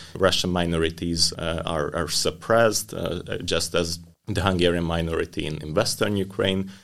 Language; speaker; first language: English; non-native, fluent; Hungarian